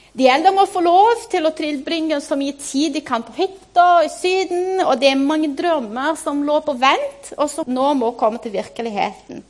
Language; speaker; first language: Norwegian; non-native, fluent; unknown